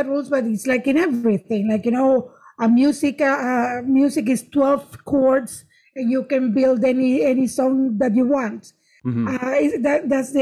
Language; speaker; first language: English; non-native, fluent; Spanish